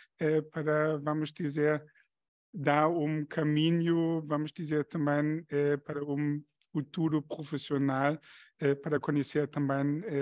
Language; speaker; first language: Portuguese; non-native, fluent; German